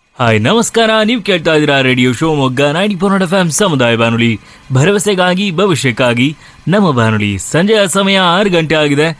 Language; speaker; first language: Kannada; native; Kannada